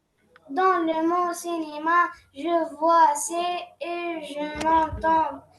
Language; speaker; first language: French; non-native, learner; Arabic